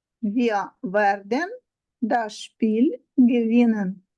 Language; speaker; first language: German; non-native, learner; Ukrainian